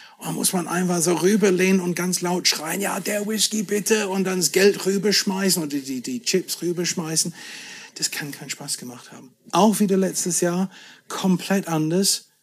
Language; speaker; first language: German; non-native, fluent; English